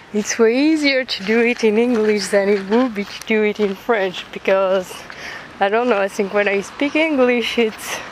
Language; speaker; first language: English; non-native, fluent; French